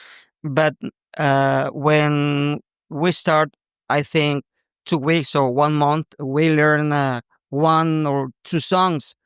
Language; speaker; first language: English; non-native, local second language; Spanish